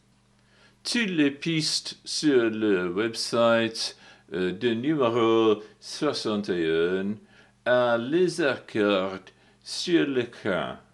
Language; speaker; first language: French; non-native, learner; English